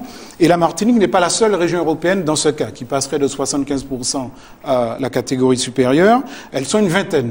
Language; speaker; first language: French; native; French